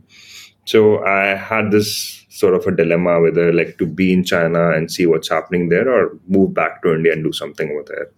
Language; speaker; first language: English; non-native, local second language; Hindi